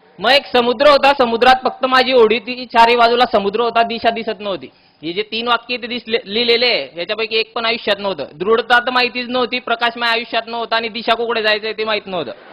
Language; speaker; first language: Marathi; native; Marathi